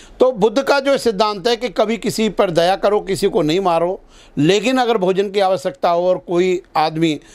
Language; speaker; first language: Hindi; native; Hindi